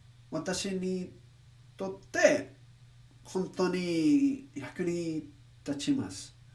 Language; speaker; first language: Japanese; non-native, learner; English